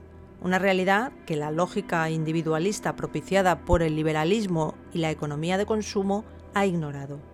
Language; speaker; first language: Spanish; native; Spanish